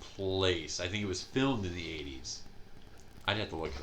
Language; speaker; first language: English; native; English